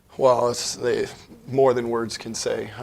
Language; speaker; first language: English; native; English